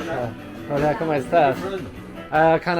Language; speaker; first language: Spanish; non-native, learner; English